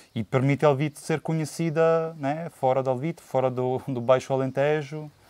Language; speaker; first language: Portuguese; non-native, fluent; Italian